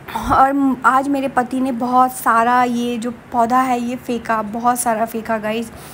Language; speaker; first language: Hindi; non-native, local second language; Bangla